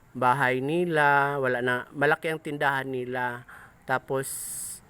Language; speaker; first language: Filipino; non-native, local second language; Cebuano